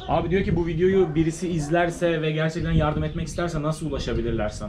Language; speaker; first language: Turkish; native; Turkish